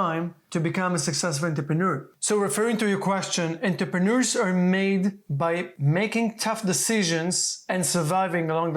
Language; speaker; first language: English; non-native, fluent; Hebrew